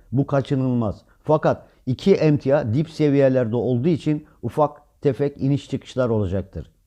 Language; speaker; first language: Turkish; native; Turkish